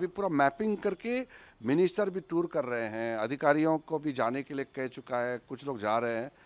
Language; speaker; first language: Hindi; non-native, local second language; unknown